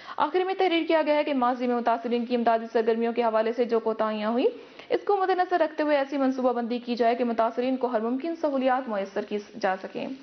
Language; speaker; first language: Urdu; native; Urdu